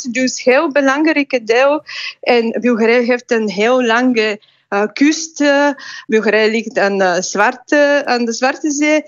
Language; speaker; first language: Dutch; non-native, fluent; Bulgarian